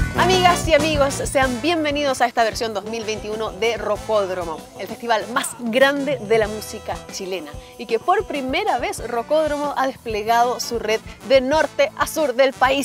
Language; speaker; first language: Spanish; native; Spanish